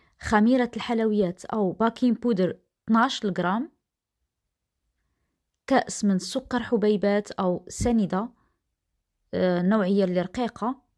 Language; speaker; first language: Arabic; native; Arabic